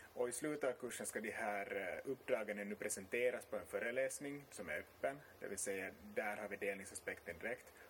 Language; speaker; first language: Swedish; native; Swedish